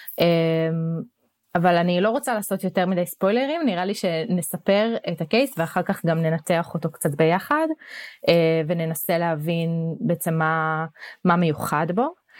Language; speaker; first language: Hebrew; native; Hebrew